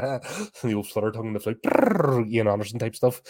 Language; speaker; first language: English; native; English